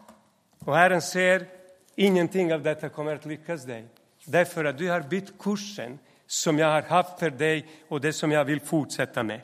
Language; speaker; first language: Swedish; non-native, fluent; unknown